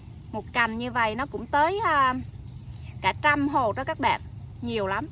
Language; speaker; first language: Vietnamese; native; Vietnamese